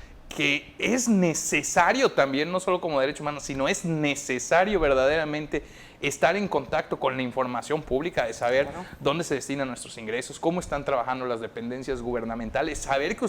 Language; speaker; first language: Spanish; native; Spanish